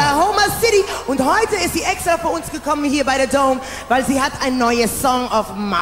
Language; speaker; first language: German; non-native, learner; English